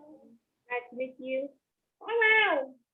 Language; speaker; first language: English; non-native, learner; Vietnamese